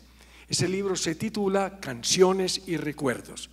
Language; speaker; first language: Spanish; native; Spanish